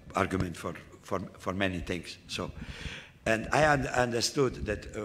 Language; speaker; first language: English; non-native, fluent; Romanian